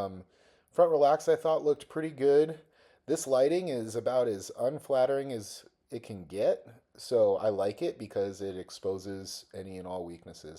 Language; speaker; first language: English; native; English